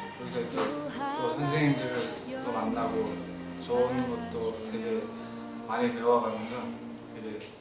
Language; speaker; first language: Korean; non-native, fluent; Mongolian